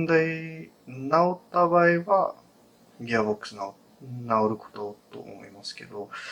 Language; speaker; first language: Japanese; non-native, fluent; English